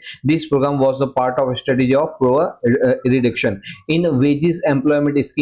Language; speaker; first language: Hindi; native; Hindi